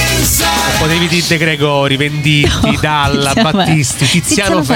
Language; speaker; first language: Italian; native; Italian